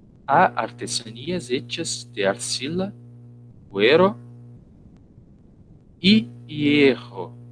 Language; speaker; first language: Spanish; non-native, fluent; Portuguese